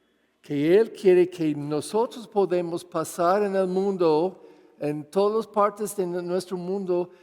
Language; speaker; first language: Spanish; non-native, fluent; English